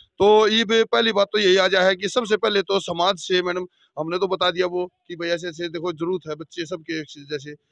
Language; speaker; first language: Hindi; native; Hindi